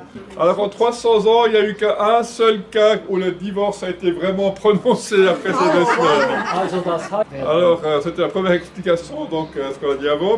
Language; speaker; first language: French; non-native, fluent; Romanian